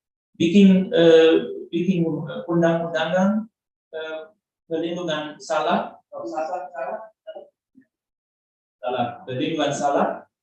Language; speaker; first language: Indonesian; non-native, learner; German